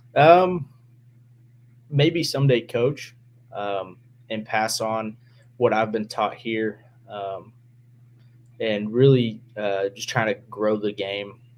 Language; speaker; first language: English; native; English